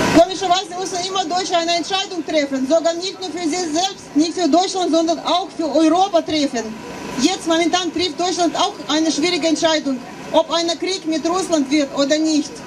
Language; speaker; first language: German; non-native, fluent; Russian